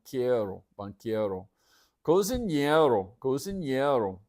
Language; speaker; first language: Portuguese; non-native, learner; English